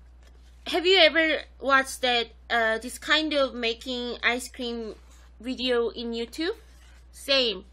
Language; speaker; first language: English; non-native, local second language; Korean